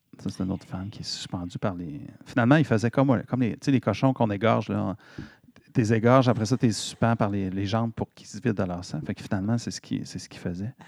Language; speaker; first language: French; native; French